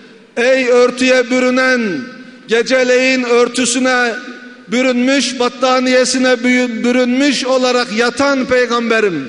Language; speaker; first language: Turkish; native; Turkish